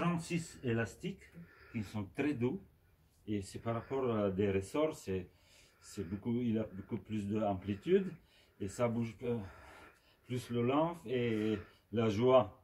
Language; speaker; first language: French; non-native, fluent; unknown